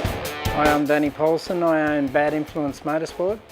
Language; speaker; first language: English; native; English